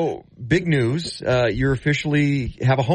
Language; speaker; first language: English; native; English